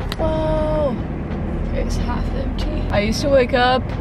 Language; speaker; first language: English; native; English